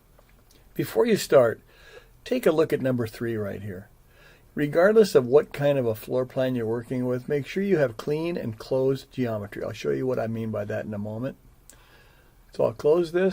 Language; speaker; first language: English; native; English